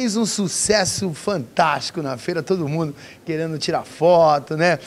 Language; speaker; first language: Portuguese; native; Portuguese